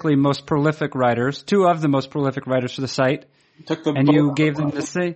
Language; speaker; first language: English; native; English